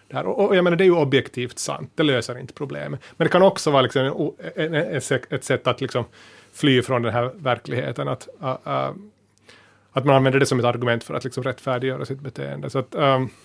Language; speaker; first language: Swedish; native; Swedish